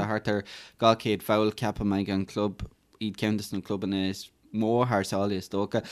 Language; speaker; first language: Irish; native; Irish